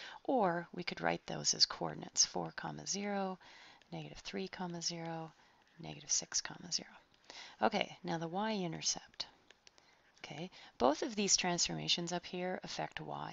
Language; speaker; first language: English; native; English